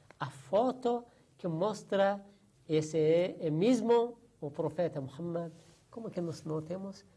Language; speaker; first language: Portuguese; non-native, learner; Persian